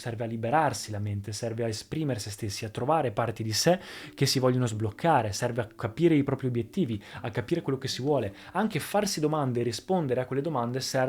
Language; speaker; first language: Italian; native; Italian